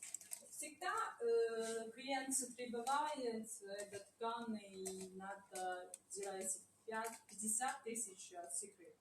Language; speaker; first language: Russian; non-native, learner; Chinese